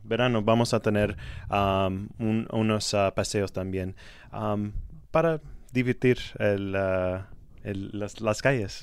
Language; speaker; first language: Spanish; non-native, learner; English